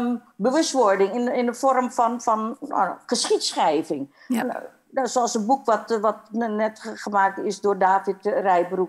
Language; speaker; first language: Dutch; non-native, fluent; Indonesian